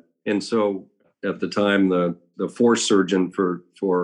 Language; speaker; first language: English; native; English